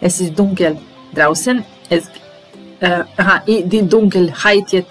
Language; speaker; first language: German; non-native, fluent; Serbian